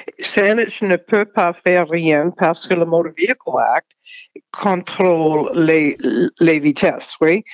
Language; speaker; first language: French; non-native, fluent; English